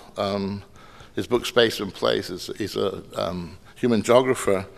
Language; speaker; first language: English; native; English